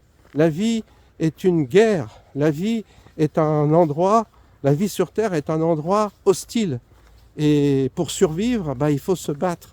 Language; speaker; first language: French; native; French